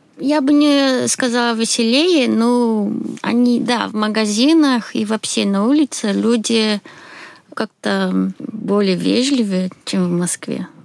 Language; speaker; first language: Russian; non-native, fluent; Swedish